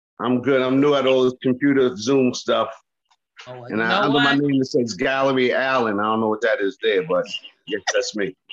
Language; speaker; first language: English; native; English